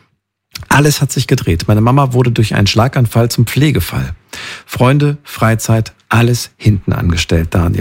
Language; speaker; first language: German; native; German